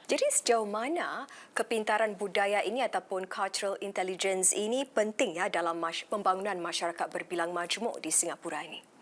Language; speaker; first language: Malay; native; Malay